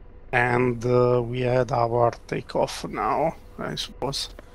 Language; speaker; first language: English; non-native, fluent; Italian